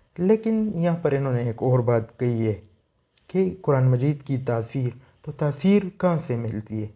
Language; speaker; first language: Urdu; non-native, local second language; Pashto